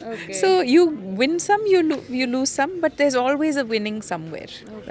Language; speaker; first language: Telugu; non-native, local second language; Malayalam